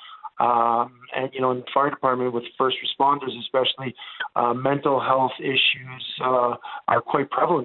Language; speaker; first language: English; non-native, fluent; Italian